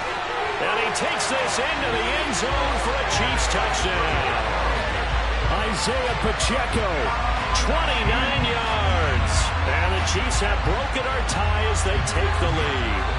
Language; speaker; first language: English; native; English